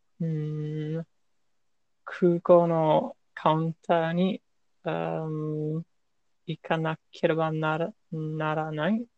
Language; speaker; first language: Japanese; non-native, learner; English